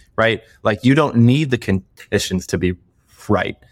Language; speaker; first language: English; native; English